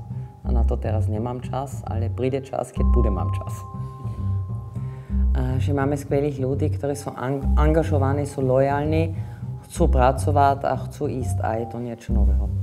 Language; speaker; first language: Slovak; non-native, fluent; German